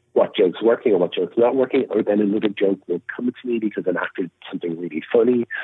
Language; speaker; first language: English; native; English